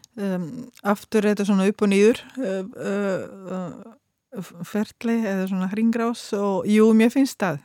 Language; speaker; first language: Icelandic; non-native, fluent; Croatian